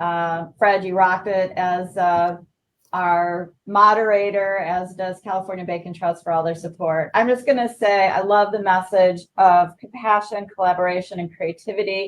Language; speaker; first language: English; native; English